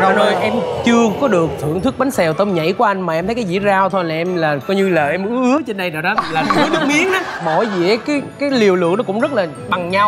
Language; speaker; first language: Vietnamese; native; Vietnamese